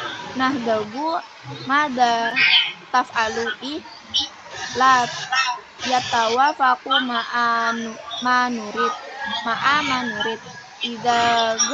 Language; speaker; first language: Arabic; non-native, learner; Indonesian